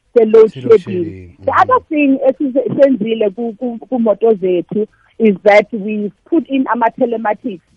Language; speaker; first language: South Ndebele; non-native, local second language; Venda